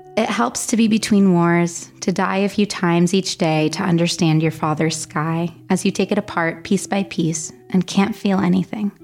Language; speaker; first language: English; early bilingual, other home language; Spanish